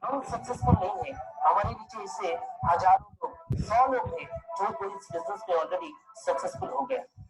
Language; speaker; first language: Hindi; non-native, local second language; Bangla